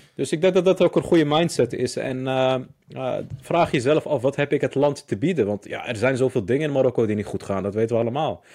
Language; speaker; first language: Dutch; early bilingual, other home language; Arabic